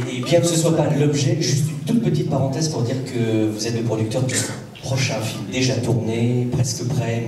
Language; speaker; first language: French; native; French